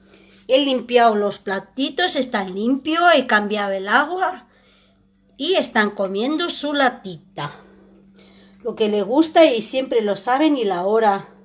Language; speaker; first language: Spanish; non-native, fluent; Armenian